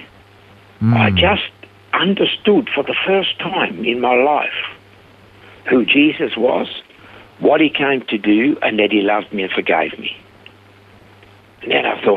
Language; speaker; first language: English; non-native, fluent; Swiss German